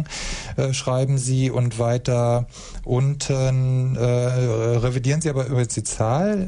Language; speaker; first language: German; native; German